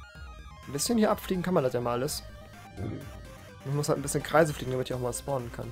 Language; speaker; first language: German; native; German